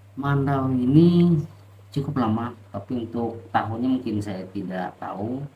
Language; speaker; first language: Indonesian; non-native, local second language; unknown